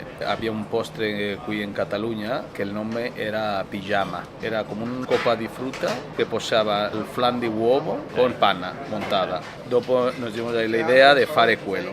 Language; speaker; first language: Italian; non-native, learner; Spanish